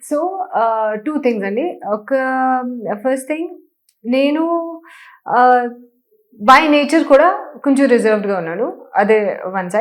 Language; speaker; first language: Telugu; non-native, learner; Hindi